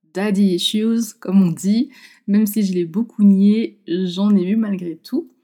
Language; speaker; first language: French; native; French